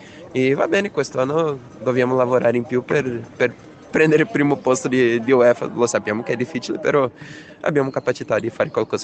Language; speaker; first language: Italian; non-native, fluent; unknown